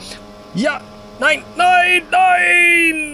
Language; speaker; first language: German; native; German